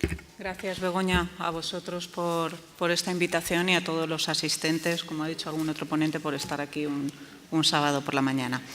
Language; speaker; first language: Spanish; native; Spanish